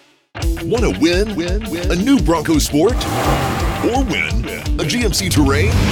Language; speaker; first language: English; native; English